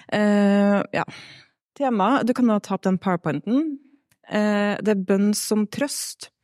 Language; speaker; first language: Norwegian; native; Norwegian